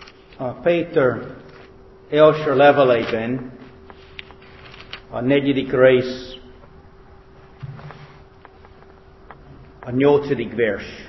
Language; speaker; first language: Hungarian; non-native, fluent; English